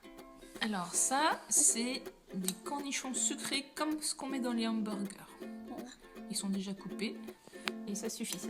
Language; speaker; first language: French; native; French